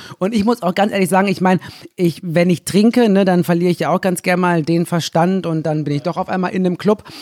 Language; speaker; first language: German; native; German